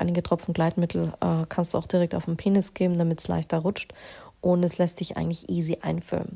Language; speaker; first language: German; native; German